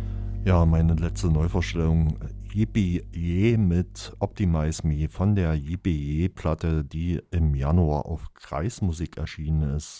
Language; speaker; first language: German; native; German